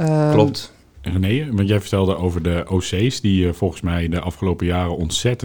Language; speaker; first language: Dutch; native; Dutch